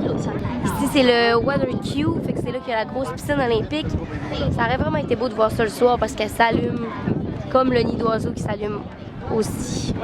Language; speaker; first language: French; native; French